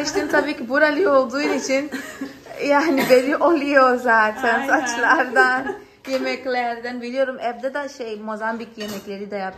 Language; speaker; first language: Turkish; non-native, fluent; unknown